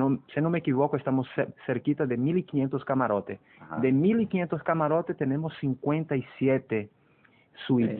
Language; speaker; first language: Spanish; non-native, fluent; Portuguese